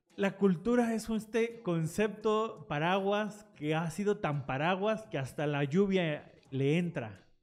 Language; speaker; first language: Spanish; native; Spanish